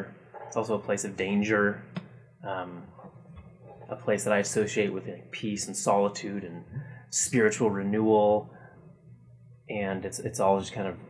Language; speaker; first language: English; native; English